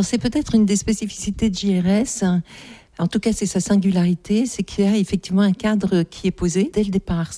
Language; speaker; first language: French; native; French